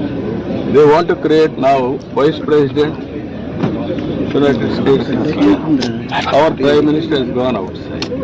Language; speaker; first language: English; non-native, local second language; Telugu